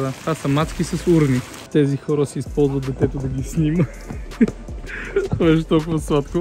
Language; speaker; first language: Bulgarian; native; Bulgarian